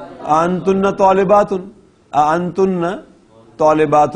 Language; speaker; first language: Arabic; non-native, fluent; Urdu